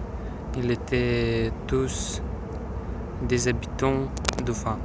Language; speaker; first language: French; non-native, learner; Russian